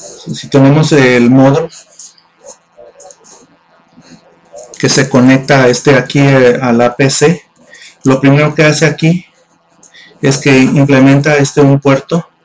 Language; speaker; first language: Spanish; native; Spanish